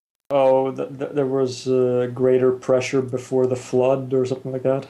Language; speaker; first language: English; non-native, fluent; Swedish